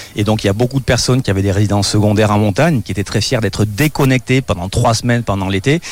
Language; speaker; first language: French; native; French